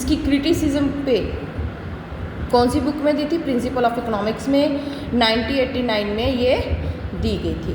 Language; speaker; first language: Hindi; native; Hindi